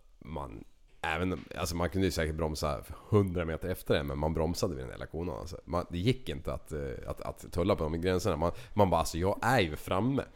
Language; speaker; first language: Swedish; native; Swedish